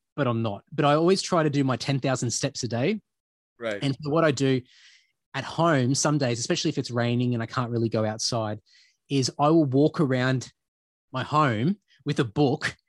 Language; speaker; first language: English; native; English